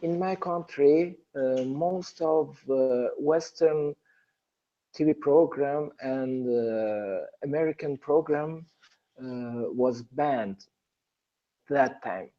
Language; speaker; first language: English; non-native, learner; Persian